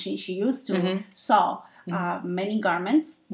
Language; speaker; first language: English; non-native, fluent; Spanish